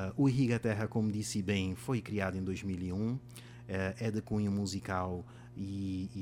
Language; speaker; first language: Portuguese; non-native, local second language; Kabuverdianu